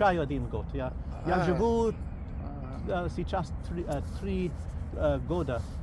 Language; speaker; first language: Russian; non-native, learner; English